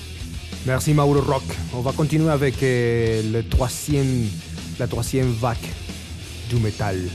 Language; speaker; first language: French; non-native, fluent; Spanish